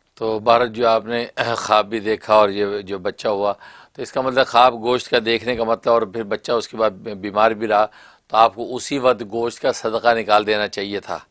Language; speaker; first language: Urdu; native; Urdu